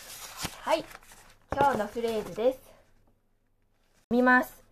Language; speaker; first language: Japanese; non-native, fluent; Chinese